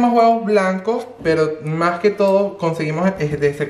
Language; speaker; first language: Spanish; native; Spanish